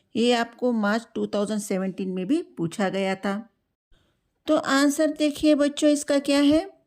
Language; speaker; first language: Hindi; non-native, local second language; Telugu